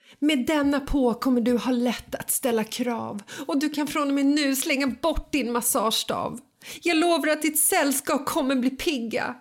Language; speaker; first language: Swedish; native; Swedish